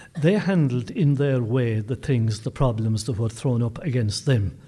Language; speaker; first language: English; native; English